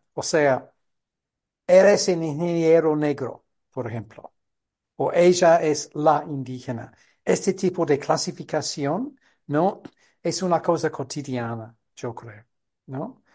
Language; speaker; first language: Spanish; non-native, fluent; English